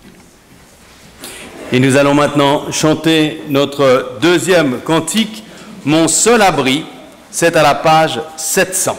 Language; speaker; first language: French; native; French